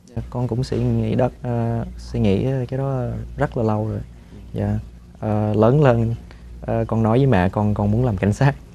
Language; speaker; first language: Vietnamese; early bilingual, heritage; Vietnamese